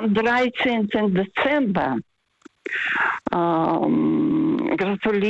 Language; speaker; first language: German; non-native, fluent; Russian